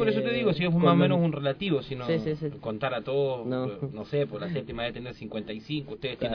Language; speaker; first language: Spanish; native; Spanish